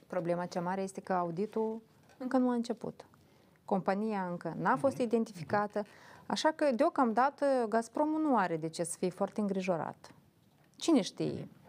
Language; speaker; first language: Romanian; native; Romanian